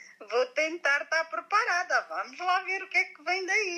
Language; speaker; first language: Portuguese; native; Portuguese